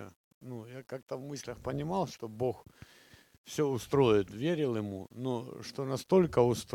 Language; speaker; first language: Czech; non-native, learner; Russian